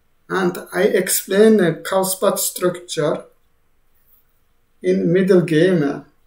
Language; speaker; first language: English; non-native, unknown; Azerbaijani